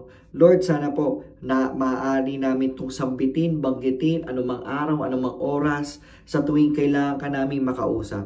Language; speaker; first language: Filipino; native; Filipino